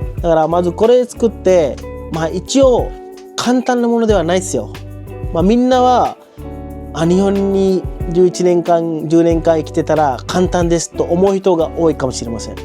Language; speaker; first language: Japanese; non-native, fluent; Sinhala